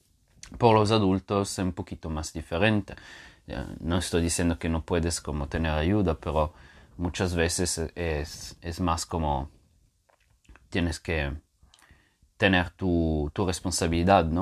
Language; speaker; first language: Spanish; non-native, fluent; Portuguese